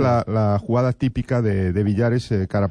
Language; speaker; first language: Spanish; native; Spanish